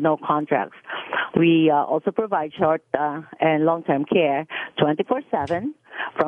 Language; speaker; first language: English; non-native, local second language; Filipino